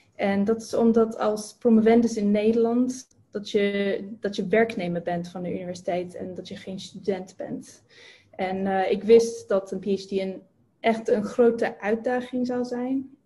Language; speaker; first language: Dutch; non-native, fluent; English